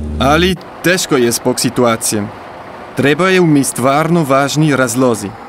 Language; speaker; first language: Serbian; non-native, learner; Swiss German